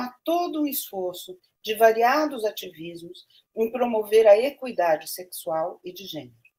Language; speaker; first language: Portuguese; native; Portuguese